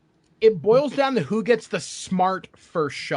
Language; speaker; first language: English; native; English